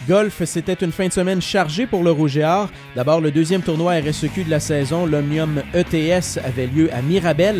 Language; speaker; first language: French; native; French